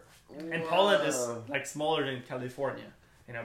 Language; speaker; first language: English; non-native, fluent; German